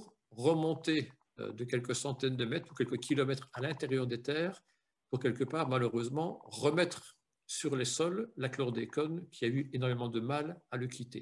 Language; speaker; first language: French; native; French